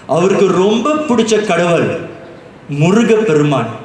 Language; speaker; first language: Tamil; native; Tamil